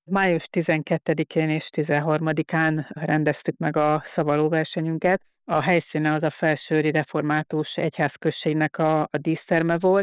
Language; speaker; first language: Hungarian; native; Hungarian